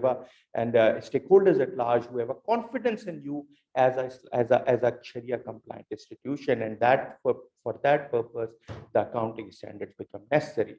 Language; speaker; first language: English; non-native, local second language; Urdu